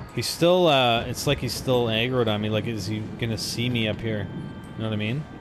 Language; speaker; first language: English; native; English